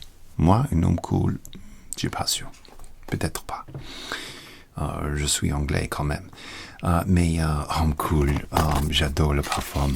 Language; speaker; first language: French; non-native, learner; English